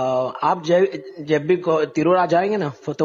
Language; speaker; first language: Hindi; non-native, local second language; Malayalam